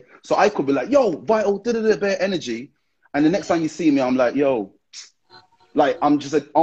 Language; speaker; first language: English; native; English